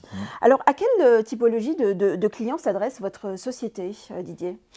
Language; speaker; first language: French; native; French